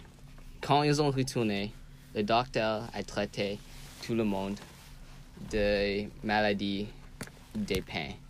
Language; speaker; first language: French; non-native, learner; English